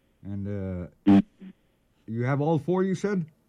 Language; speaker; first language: English; early bilingual, other home language; Spanish